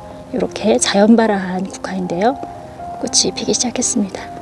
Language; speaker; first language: Korean; native; Korean